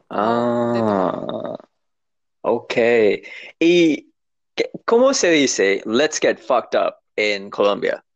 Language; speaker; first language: Spanish; non-native, learner; English